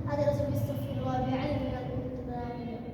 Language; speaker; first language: Arabic; non-native, learner; Bangla